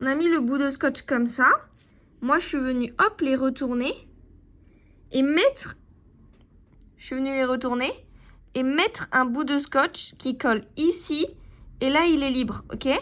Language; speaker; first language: French; native; French